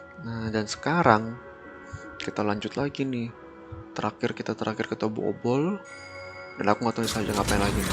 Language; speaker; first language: Indonesian; native; Indonesian